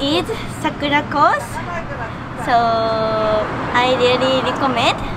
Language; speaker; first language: English; non-native, learner; Japanese